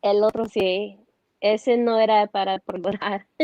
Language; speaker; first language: Spanish; early bilingual, heritage; Spanish